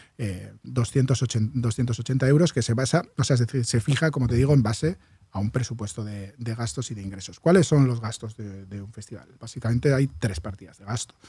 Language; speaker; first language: Spanish; native; Spanish